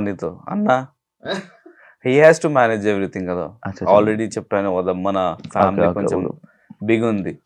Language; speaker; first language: Telugu; non-native, learner; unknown